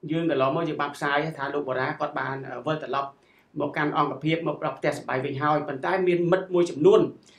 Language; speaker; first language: Khmer; native; Khmer